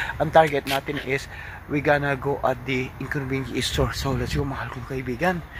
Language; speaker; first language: Filipino; native; Filipino